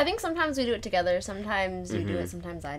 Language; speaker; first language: English; native; English